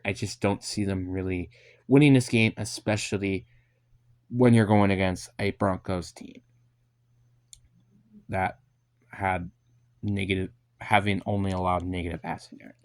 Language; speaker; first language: English; native; English